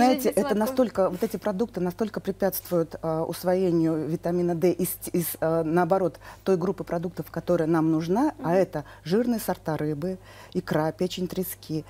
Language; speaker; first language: Russian; native; Russian